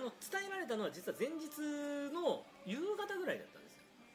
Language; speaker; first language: Japanese; native; Japanese